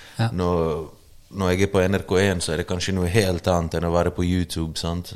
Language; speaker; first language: Norwegian; early bilingual, other home language; Bosnian